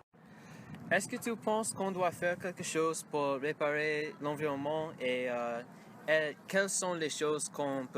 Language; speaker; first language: French; non-native, learner; English